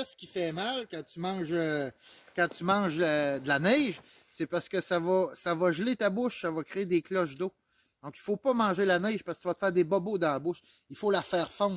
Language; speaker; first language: French; native; French